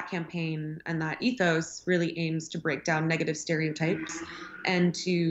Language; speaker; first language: English; native; English